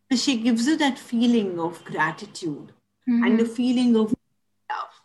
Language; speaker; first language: English; non-native, local second language; Tulu